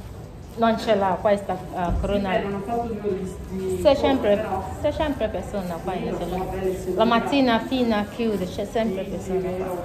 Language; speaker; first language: Italian; non-native, learner; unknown